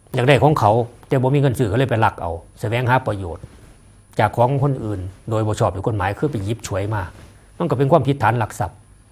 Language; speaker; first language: Thai; native; Thai